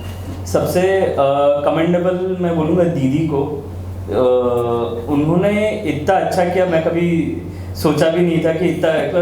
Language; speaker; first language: Hindi; native; Hindi